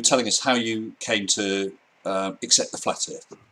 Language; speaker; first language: English; native; English